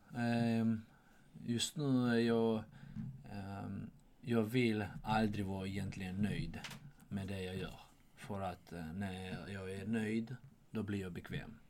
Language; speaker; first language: Swedish; non-native, fluent; Georgian